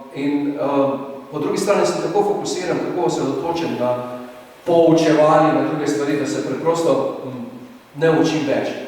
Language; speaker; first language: Slovenian; native; Slovenian